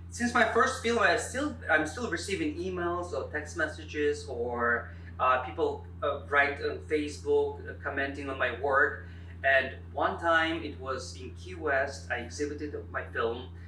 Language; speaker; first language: English; non-native, fluent; Russian